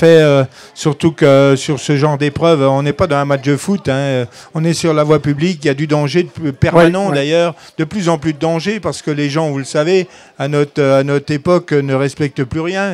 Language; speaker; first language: French; native; French